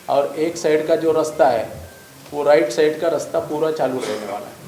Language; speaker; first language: Hindi; non-native, local second language; Marathi